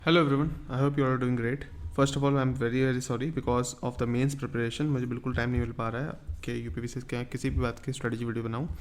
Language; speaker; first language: Hindi; native; Hindi